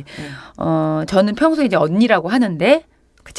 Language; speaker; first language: Korean; native; Korean